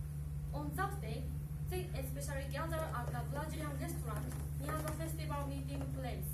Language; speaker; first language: English; non-native, learner; Japanese